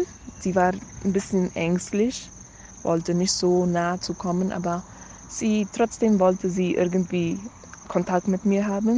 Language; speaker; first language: German; non-native, learner; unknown